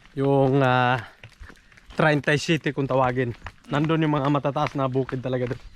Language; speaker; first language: Filipino; non-native, local second language; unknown